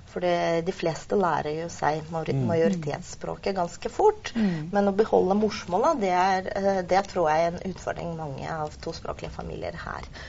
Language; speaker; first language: Norwegian; non-native, fluent; Russian